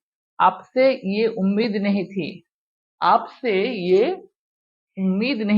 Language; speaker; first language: Hindi; non-native, fluent; Bangla